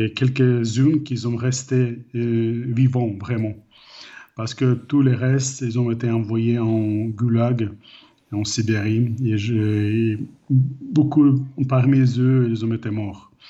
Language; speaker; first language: French; non-native, learner; Ukrainian